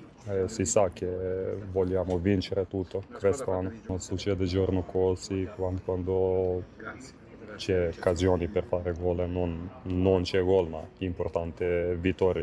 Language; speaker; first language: Italian; non-native, learner; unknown